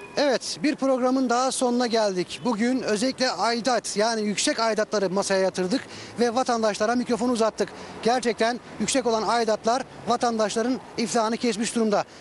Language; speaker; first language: Turkish; native; Turkish